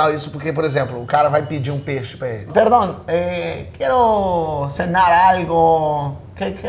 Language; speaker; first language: Portuguese; native; Portuguese